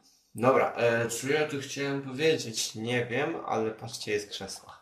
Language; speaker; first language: Polish; native; Polish